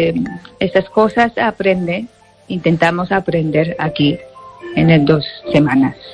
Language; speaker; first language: Spanish; non-native, fluent; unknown